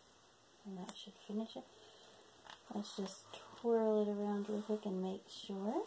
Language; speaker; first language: English; native; English